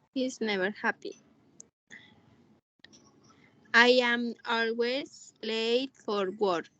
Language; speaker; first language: English; non-native, learner; Spanish